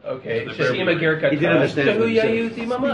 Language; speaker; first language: Hebrew; non-native, fluent; English